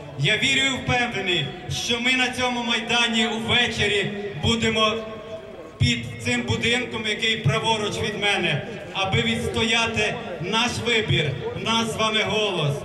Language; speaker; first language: Ukrainian; native; Ukrainian